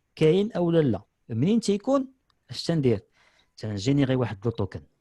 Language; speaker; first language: Arabic; native; Arabic